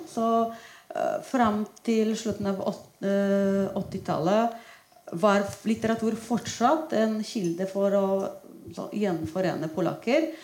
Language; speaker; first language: Norwegian; non-native, fluent; Polish